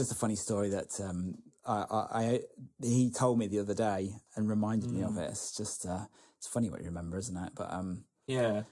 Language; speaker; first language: English; native; English